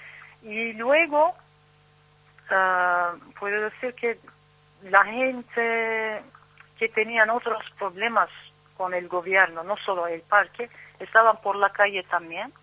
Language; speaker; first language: Spanish; non-native, learner; Turkish